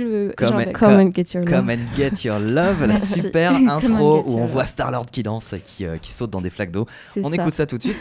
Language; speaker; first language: French; native; French